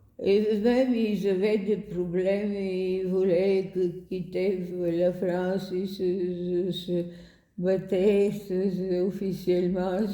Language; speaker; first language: French; non-native, fluent; Bulgarian